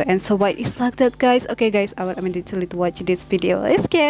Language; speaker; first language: English; non-native, learner; Indonesian